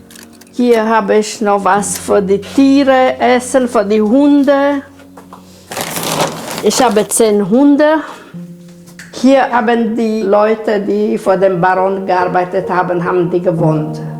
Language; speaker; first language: German; non-native, local second language; Romanian